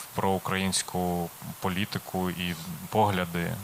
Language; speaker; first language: Ukrainian; native; Ukrainian